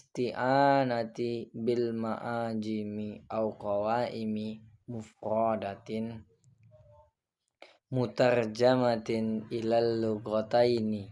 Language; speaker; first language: Arabic; non-native, learner; Indonesian